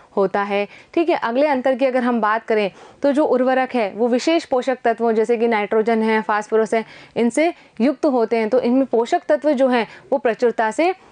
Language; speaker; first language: Hindi; native; Hindi